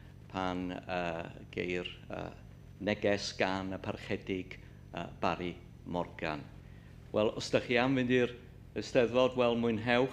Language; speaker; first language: Welsh; native; Welsh